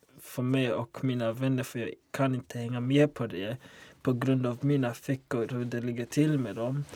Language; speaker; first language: Swedish; non-native, local second language; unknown